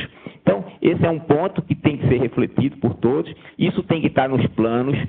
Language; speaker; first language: Portuguese; native; Portuguese